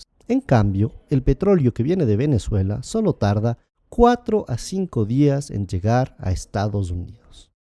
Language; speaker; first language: Spanish; native; Spanish